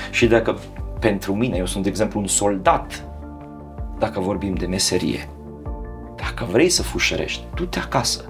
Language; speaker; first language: Romanian; non-native, fluent; Serbian